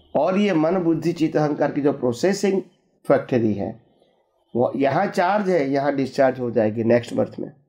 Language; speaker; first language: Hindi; non-native, local second language; Gujarati